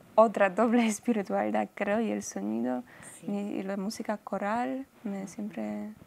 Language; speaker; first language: Spanish; non-native, fluent; Polish